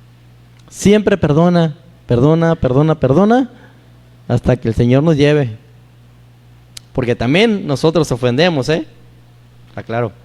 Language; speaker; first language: Spanish; native; Spanish